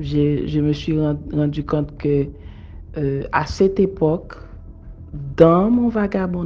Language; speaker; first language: French; non-native, local second language; Haitian Creole